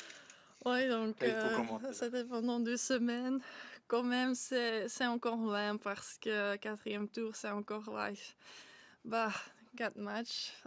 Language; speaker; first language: French; non-native, local second language; Dutch